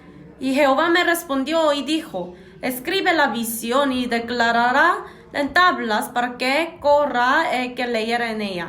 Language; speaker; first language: Spanish; non-native, fluent; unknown